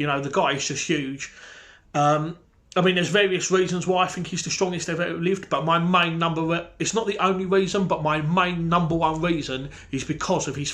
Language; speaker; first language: English; native; English